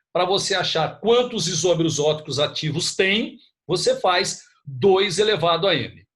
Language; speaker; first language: Portuguese; native; Portuguese